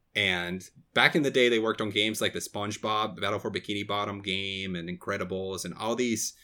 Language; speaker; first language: English; non-native, fluent; Portuguese